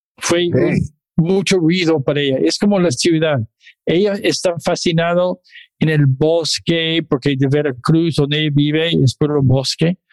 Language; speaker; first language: Spanish; non-native, fluent; English